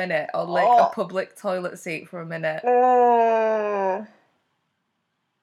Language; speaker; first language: English; native; English